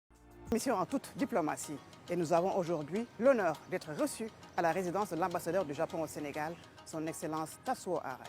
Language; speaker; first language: French; non-native, local second language; Wolof